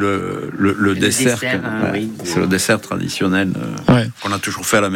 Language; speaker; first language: French; non-native, local second language; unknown